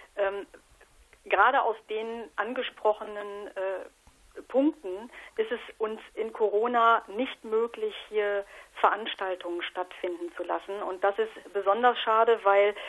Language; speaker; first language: German; native; German